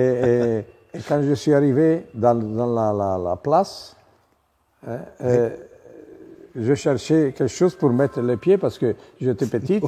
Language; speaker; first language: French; non-native, learner; Italian